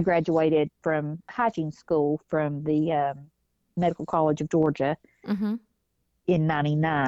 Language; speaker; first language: English; native; English